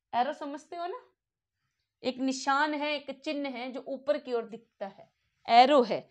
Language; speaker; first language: Hindi; native; Hindi